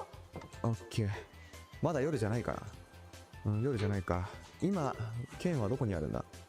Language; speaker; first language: Japanese; native; Japanese